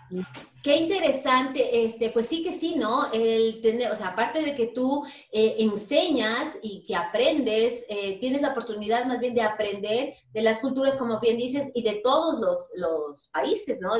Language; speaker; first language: Spanish; native; Spanish